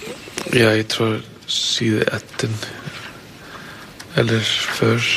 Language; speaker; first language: Danish; non-native, fluent; Icelandic